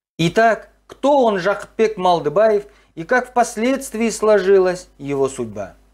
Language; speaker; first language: Russian; non-native, local second language; Kazakh